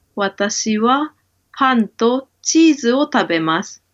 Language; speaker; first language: Japanese; non-native, learner; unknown